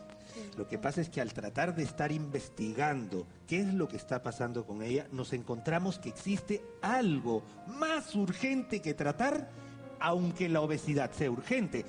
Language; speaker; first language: Spanish; native; Spanish